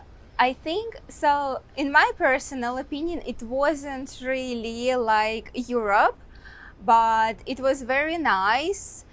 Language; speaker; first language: English; non-native, fluent; Russian